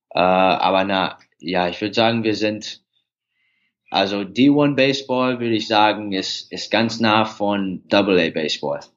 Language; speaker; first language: German; early bilingual, heritage; English